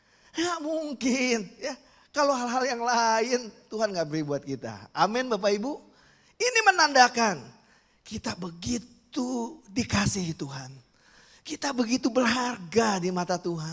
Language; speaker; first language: Indonesian; native; Indonesian